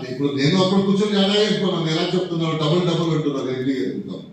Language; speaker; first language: Telugu; non-native, fluent; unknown